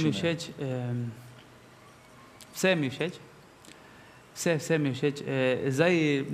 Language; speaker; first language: Slovenian; non-native, learner; Spanish